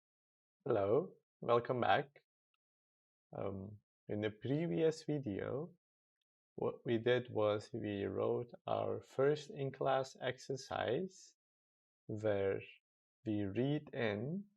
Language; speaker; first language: English; non-native, fluent; Turkish